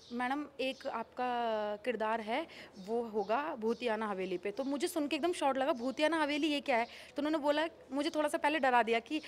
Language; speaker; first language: Hindi; native; Hindi